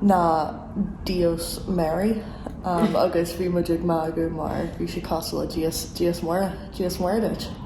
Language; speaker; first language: Irish; non-native, learner; English